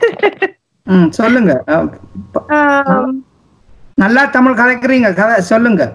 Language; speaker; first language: Tamil; native; Tamil